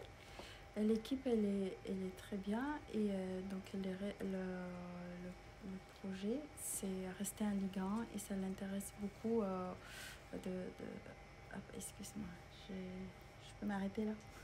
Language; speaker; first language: French; non-native, learner; Spanish